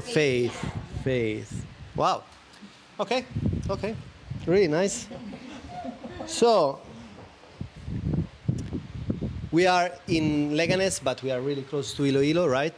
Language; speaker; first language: English; non-native, fluent; Italian